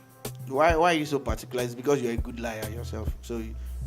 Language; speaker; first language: English; non-native, local second language; Yoruba